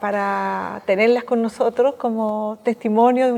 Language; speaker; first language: Spanish; native; Spanish